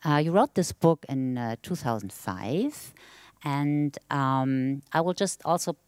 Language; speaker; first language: English; non-native, fluent; German